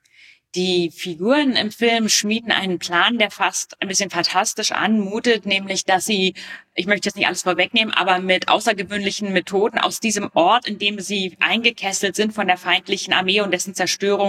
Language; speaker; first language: German; native; German